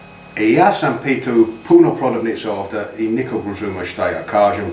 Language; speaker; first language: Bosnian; non-native, learner; English